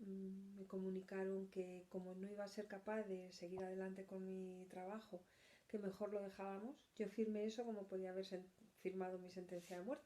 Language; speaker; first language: Spanish; native; Spanish